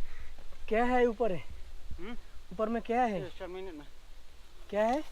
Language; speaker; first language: Hindi; non-native, learner; Bangla